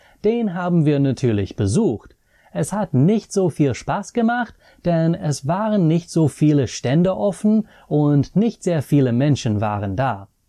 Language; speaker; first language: German; non-native, fluent; English